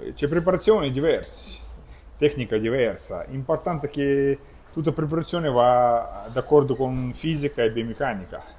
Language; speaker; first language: Italian; non-native, fluent; Russian